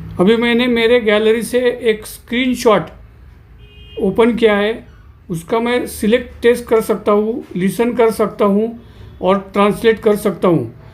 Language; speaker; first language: Hindi; non-native, local second language; Marathi